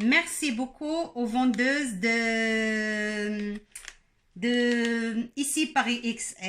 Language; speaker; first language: French; non-native, local second language; Arabic